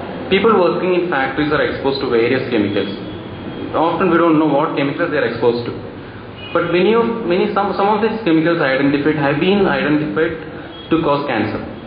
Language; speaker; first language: English; non-native, local second language; Malayalam